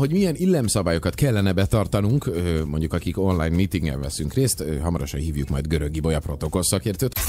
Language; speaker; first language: Hungarian; native; Hungarian